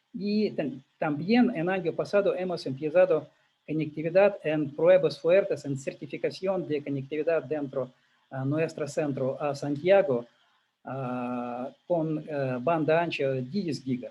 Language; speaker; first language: Spanish; non-native, learner; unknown